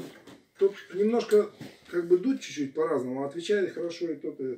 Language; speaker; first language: Russian; non-native, learner; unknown